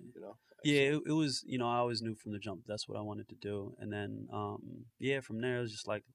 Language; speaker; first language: English; native; English